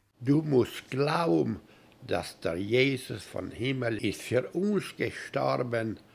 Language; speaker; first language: German; early bilingual, heritage; German